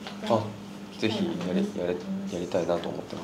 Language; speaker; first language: Japanese; native; Japanese